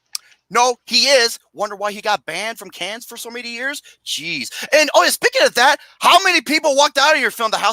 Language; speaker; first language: English; native; English